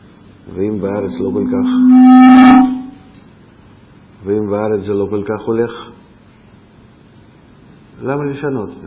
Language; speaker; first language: Hebrew; non-native, fluent; Russian